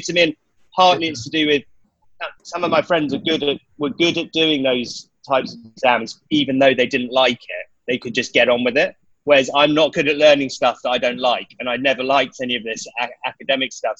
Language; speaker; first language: English; native; English